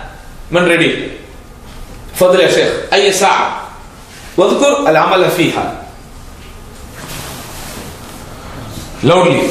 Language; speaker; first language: Arabic; non-native, fluent; Tamil